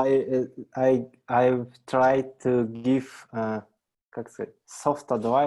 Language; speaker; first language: English; non-native, learner; Russian